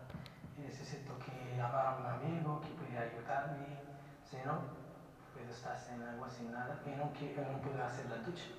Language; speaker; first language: Spanish; non-native, learner; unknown